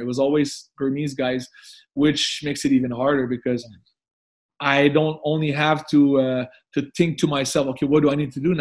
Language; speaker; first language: English; non-native, fluent; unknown